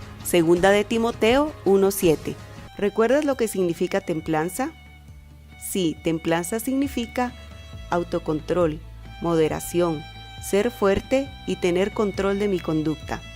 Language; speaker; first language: Spanish; native; Spanish